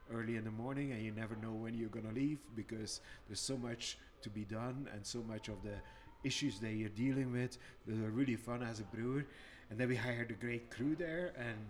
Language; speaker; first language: English; non-native, fluent; Dutch